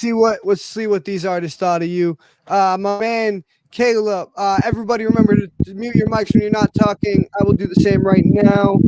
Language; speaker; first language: English; native; English